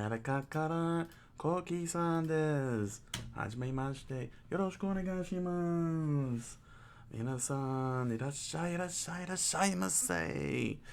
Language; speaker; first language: Japanese; non-native, learner; English